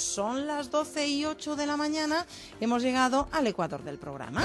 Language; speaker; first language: Spanish; native; Spanish